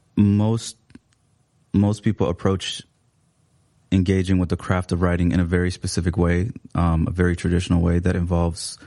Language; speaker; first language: English; early bilingual, other home language; Somali